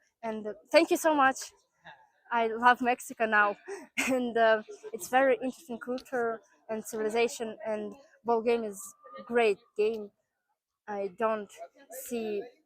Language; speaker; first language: English; non-native, learner; Russian